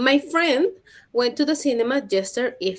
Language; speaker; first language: English; non-native, learner; Spanish